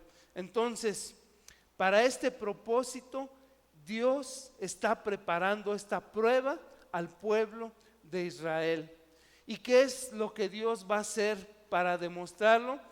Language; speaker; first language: Spanish; native; Spanish